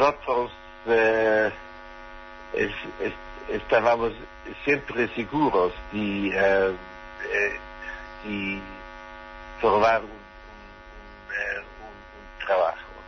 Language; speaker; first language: Spanish; non-native, learner; German